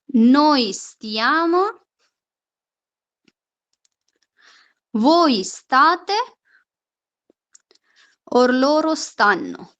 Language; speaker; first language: Italian; non-native, fluent; Urdu